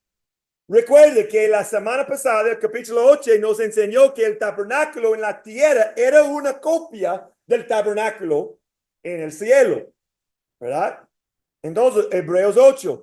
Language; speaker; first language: Spanish; non-native, fluent; English